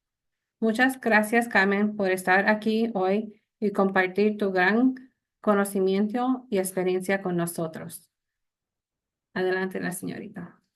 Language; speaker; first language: Spanish; early bilingual, heritage; Spanish